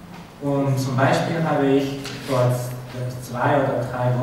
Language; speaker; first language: German; non-native, learner; Spanish